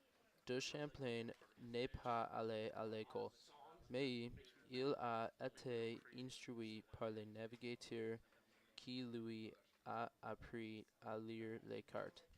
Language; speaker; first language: French; non-native, learner; English